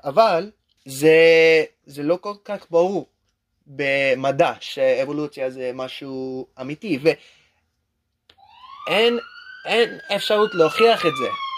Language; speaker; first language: Hebrew; non-native, learner; English